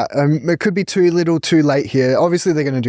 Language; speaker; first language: English; native; English